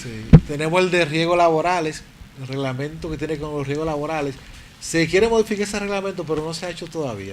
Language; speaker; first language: Spanish; native; Spanish